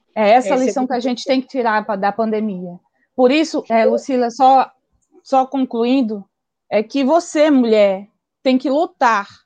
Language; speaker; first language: Portuguese; native; Portuguese